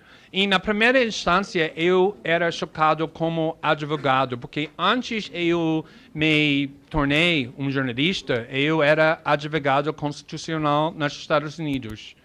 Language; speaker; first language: Portuguese; non-native, fluent; English